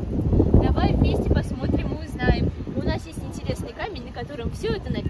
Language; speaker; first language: Russian; native; Russian